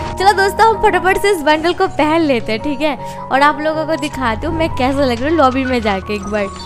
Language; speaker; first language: Hindi; non-native, local second language; Bangla